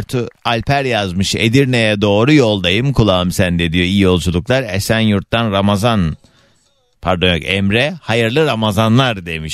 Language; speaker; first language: Turkish; native; Turkish